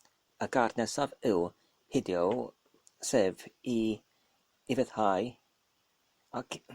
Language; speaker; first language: Welsh; non-native, learner; English